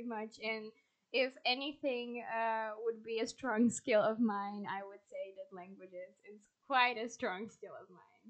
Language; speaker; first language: English; non-native, fluent; Polish